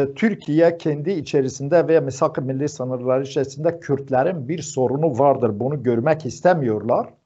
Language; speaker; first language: Turkish; non-native, local second language; Zaza